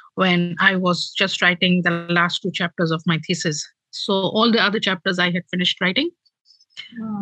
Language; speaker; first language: English; non-native, local second language; Bangla